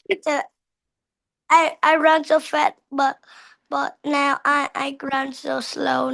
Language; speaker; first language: English; non-native, learner; Vietnamese